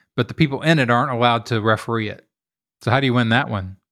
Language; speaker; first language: English; native; English